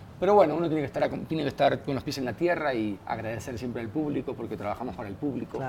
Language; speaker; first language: Spanish; native; Spanish